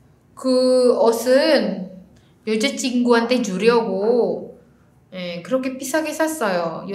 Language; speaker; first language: Korean; non-native, fluent; Indonesian